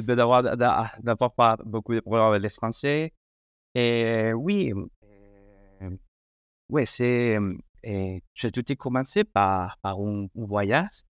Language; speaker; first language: French; non-native, learner; Spanish